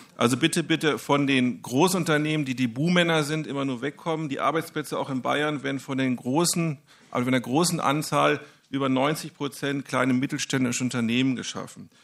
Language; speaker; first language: German; native; German